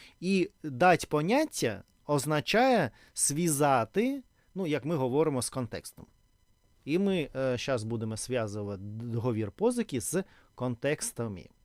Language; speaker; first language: Ukrainian; non-native, learner; Russian